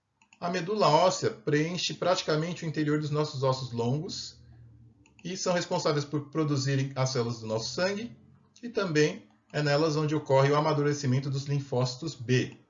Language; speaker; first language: Portuguese; native; Portuguese